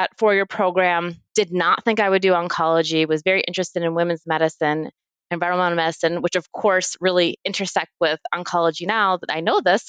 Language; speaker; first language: English; native; English